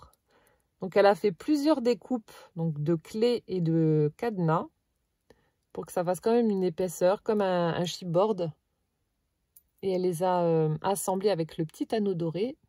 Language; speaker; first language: French; native; French